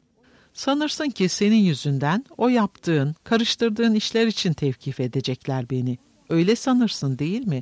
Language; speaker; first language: Turkish; native; Turkish